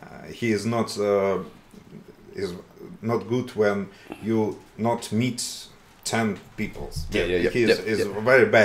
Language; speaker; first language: English; non-native, learner; Russian